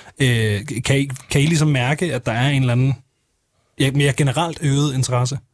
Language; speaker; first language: Danish; native; Danish